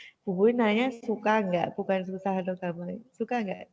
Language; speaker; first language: Indonesian; native; Indonesian